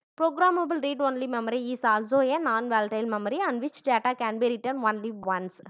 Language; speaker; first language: English; non-native, local second language; Tamil